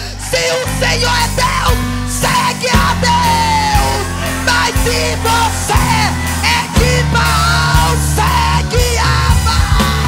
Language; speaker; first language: Portuguese; native; Portuguese